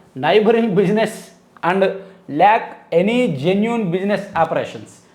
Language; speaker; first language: English; non-native, local second language; Telugu